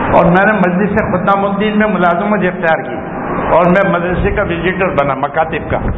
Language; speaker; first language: Urdu; non-native, local second language; Gujarati